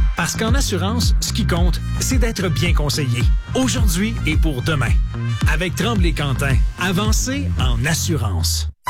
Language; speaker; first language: French; native; French